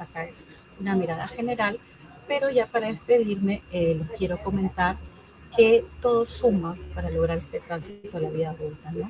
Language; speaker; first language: Spanish; native; Spanish